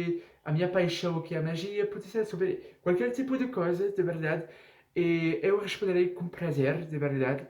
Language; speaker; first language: Portuguese; non-native, learner; French